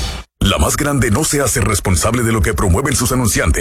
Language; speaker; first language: Spanish; native; Spanish